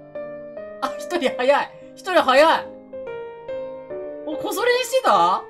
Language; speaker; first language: Japanese; native; Japanese